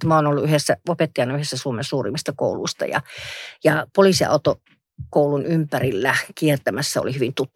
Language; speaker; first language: Finnish; native; Finnish